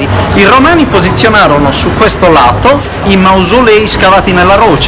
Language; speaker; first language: Italian; native; Italian